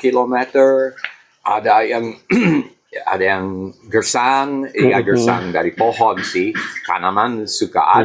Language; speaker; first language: Indonesian; non-native, fluent; English